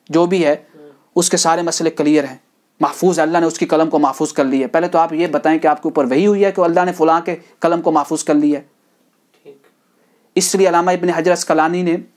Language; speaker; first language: Urdu; non-native, local second language; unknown